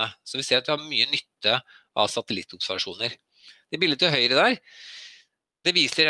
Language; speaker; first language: Norwegian; native; Norwegian